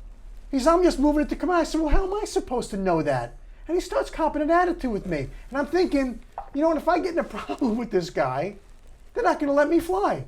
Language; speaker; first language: English; native; English